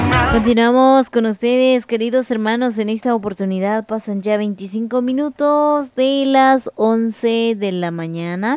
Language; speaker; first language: Spanish; native; Spanish